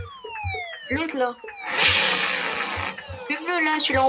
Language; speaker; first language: French; native; French